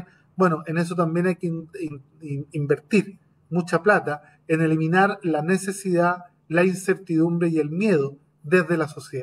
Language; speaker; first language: Spanish; native; Spanish